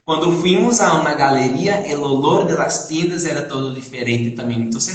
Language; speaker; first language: Spanish; non-native, fluent; Portuguese